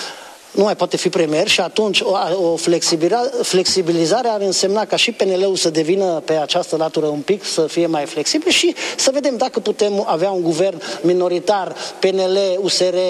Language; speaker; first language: Romanian; non-native, local second language; Hungarian